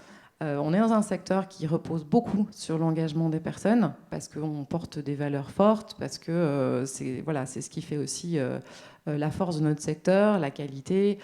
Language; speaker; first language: French; native; French